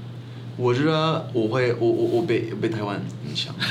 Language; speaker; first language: Chinese; non-native, fluent; French